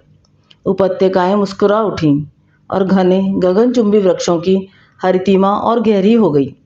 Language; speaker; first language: Hindi; native; Hindi